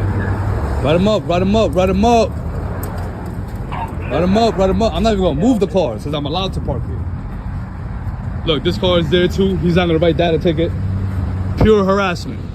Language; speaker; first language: English; native; English